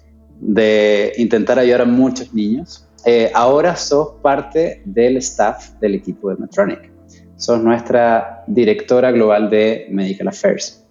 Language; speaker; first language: Spanish; native; Spanish